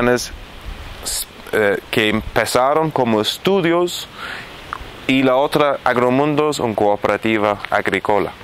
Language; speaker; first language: Spanish; non-native, fluent; Arabic